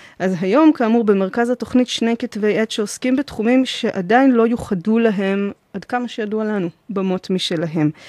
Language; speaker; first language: Hebrew; native; Hebrew